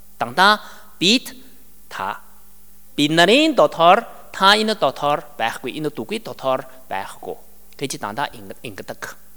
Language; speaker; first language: Mongolian; non-native, learner; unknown